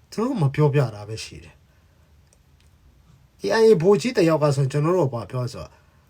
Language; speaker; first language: Burmese; non-native, local second language; Hakha Chin